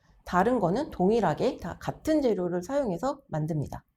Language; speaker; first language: Korean; native; Korean